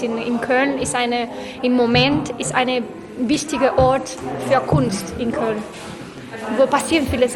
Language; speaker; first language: German; non-native, fluent; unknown